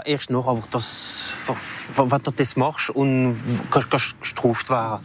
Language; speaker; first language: German; non-native, local second language; French